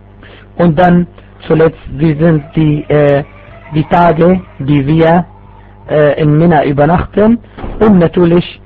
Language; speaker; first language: German; non-native, fluent; Arabic